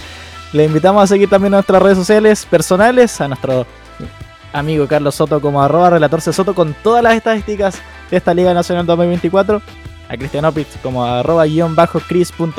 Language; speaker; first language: Spanish; native; Spanish